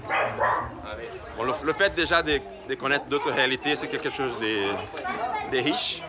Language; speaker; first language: French; non-native, fluent; Portuguese